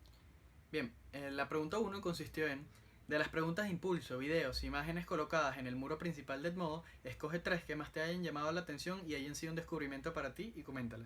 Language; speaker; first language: Spanish; native; Spanish